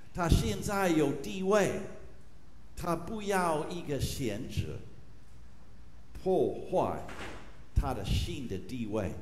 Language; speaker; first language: Chinese; non-native, fluent; English